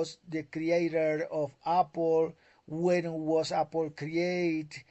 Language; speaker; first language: English; non-native, learner; Spanish